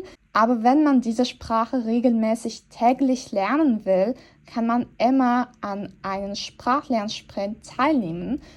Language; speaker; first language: German; non-native, fluent; Turkish